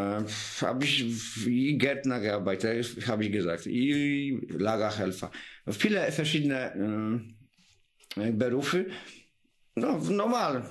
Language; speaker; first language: German; non-native, learner; Polish